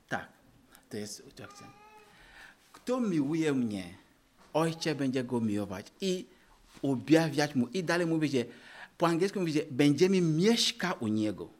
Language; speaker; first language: Polish; non-native, learner; Ukrainian